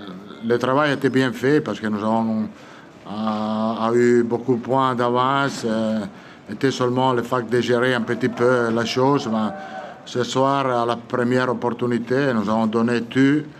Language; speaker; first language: French; non-native, fluent; Italian